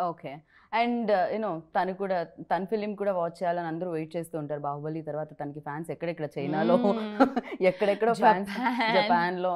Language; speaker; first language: Telugu; native; Telugu